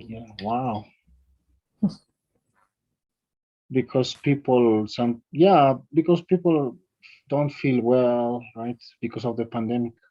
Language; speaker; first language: English; non-native, learner; Spanish